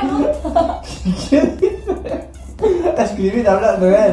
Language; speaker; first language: Spanish; native; Spanish